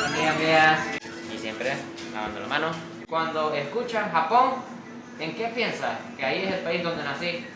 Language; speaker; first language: Spanish; non-native, fluent; Japanese